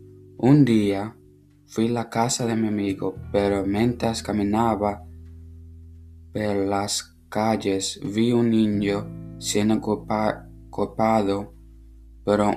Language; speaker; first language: Spanish; non-native, learner; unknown